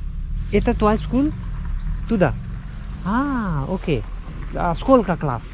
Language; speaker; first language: Russian; non-native, learner; Hindi